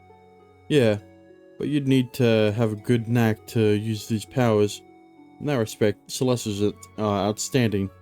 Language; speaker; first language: English; native; English